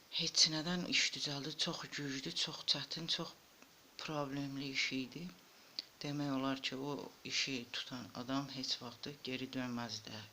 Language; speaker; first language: Azerbaijani; native; Azerbaijani